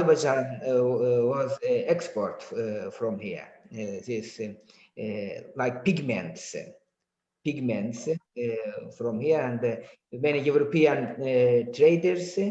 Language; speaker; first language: English; non-native, learner; Azerbaijani